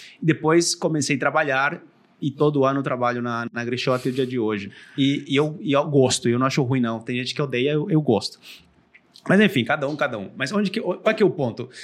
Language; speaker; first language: Portuguese; non-native, fluent; Spanish